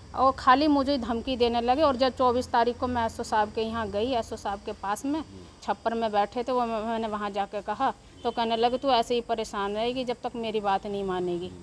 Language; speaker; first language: Hindi; native; Hindi